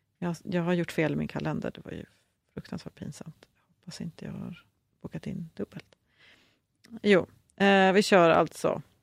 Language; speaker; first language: Swedish; native; Swedish